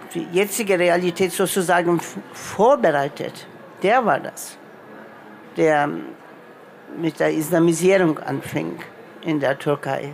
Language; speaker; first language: German; non-native, fluent; Turkish